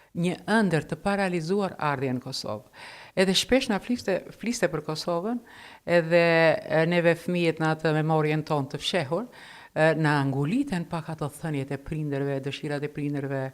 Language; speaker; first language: Albanian; native; Albanian